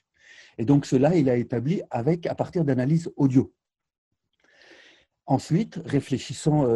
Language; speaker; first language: French; non-native, fluent; Greek